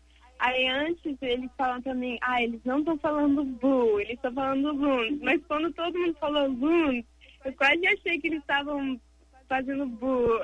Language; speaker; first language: Portuguese; early bilingual, heritage; English